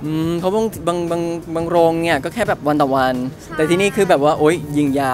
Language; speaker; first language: Thai; native; Thai